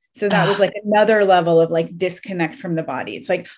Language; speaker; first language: English; early bilingual, other home language; Persian